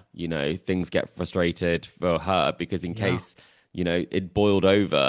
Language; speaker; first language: English; native; English